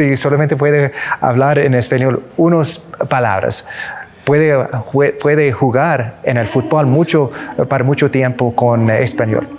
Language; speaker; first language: Spanish; non-native, learner; English